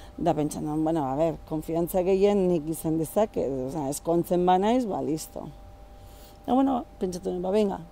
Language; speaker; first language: Basque; native; Basque